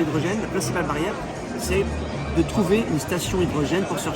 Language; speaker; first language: French; native; French